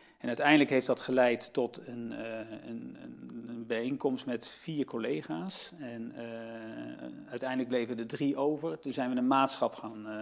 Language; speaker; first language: Dutch; native; Dutch